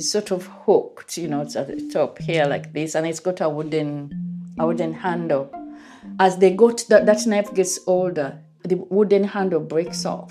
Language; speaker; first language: English; non-native, local second language; Ganda